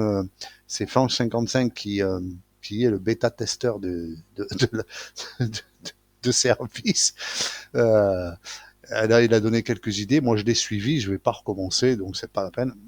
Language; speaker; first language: French; native; French